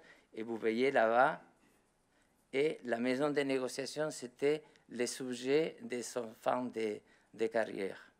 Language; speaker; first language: French; non-native, learner; Spanish